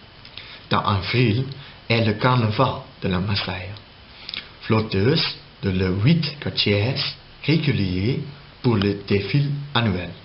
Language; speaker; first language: French; non-native, learner; Dutch